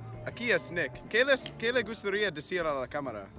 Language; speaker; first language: Spanish; non-native, learner; English